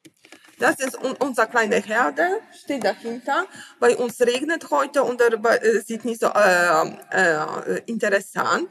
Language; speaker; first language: German; non-native, learner; Polish